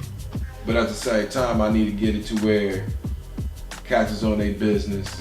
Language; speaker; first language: English; native; English